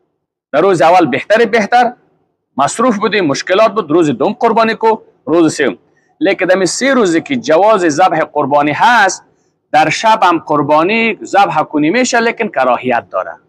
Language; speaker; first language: Persian; native; Persian